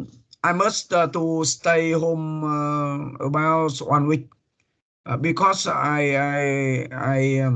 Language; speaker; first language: English; non-native, learner; Vietnamese